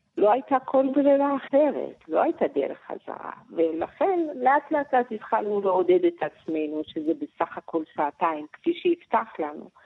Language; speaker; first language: Hebrew; early bilingual, other home language; Persian